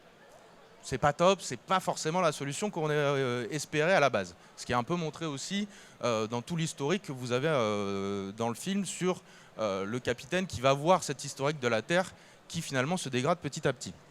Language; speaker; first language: French; native; French